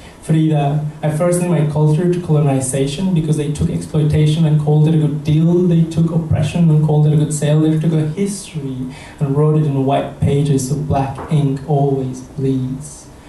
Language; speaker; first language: English; early bilingual, other home language; Spanish